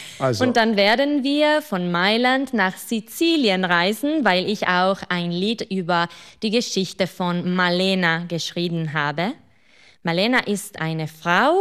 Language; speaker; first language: German; non-native, local second language; Italian